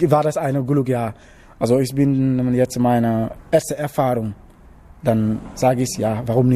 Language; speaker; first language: German; non-native, learner; Wolof